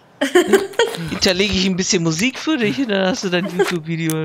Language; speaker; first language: German; native; German